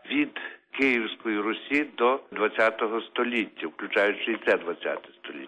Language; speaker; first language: Ukrainian; native; Ukrainian